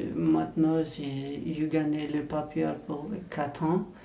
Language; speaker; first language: French; non-native, learner; Persian